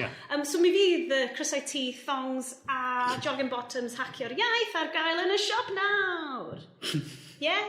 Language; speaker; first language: Welsh; native; Welsh